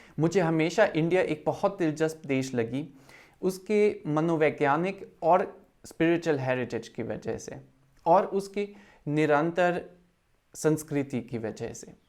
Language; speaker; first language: Hindi; non-native, fluent; German